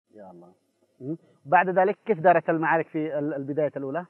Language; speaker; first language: Arabic; native; Arabic